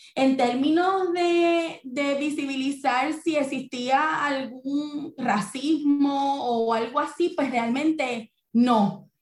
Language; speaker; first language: Spanish; native; Spanish